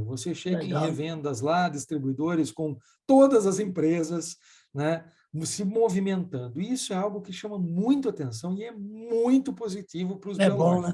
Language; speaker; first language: Portuguese; native; Portuguese